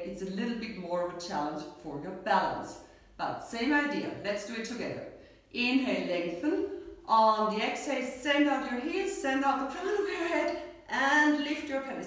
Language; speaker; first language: English; non-native, fluent; German